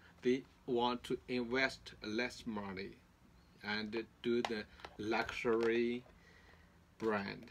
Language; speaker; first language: English; non-native, learner; Chinese